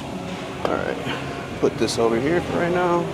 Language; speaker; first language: English; native; English